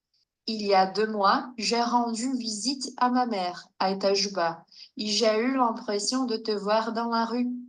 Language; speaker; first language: French; non-native, learner; Portuguese